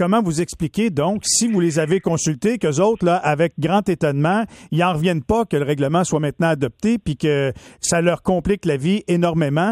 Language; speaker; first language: French; native; French